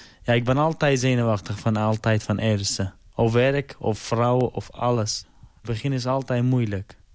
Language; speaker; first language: Dutch; non-native, learner; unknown